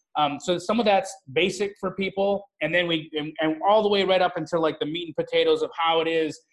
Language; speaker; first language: English; native; English